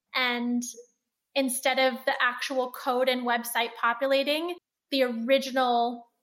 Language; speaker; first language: English; native; English